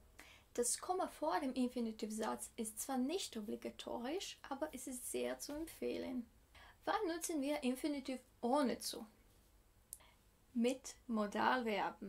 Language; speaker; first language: German; non-native, fluent; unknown